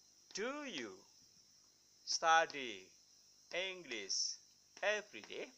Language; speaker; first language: English; non-native, fluent; Indonesian